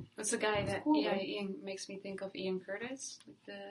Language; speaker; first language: English; non-native, fluent; Dutch